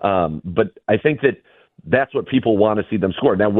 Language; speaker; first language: English; native; English